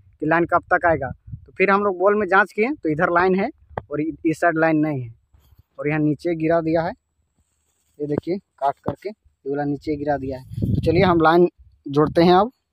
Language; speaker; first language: Hindi; native; Hindi